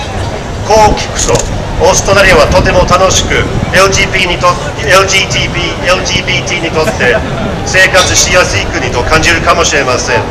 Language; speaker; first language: Japanese; non-native, fluent; English